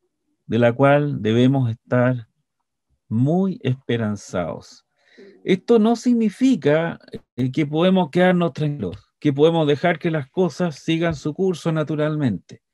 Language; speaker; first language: Spanish; native; Spanish